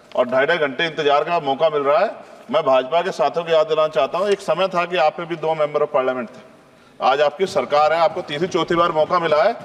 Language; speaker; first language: Hindi; native; Hindi